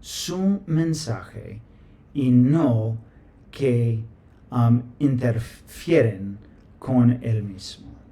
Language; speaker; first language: Spanish; non-native, fluent; English